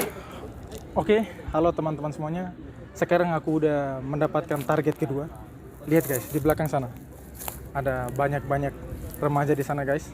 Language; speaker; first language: Indonesian; non-native, local second language; Tetum